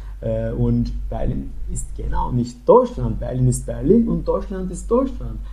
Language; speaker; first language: German; non-native, learner; Turkish